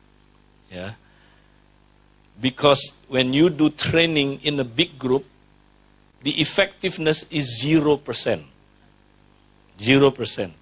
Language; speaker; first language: English; non-native, fluent; Indonesian